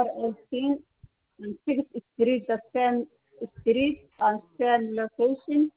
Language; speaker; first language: English; non-native, learner; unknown